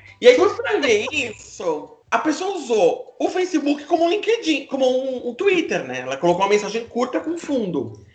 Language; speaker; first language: Portuguese; native; Portuguese